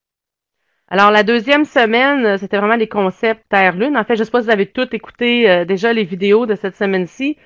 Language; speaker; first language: French; native; French